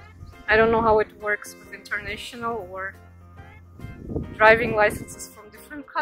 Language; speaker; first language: English; non-native, learner; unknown